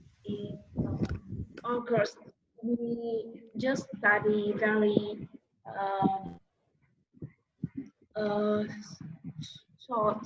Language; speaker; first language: English; non-native, learner; Vietnamese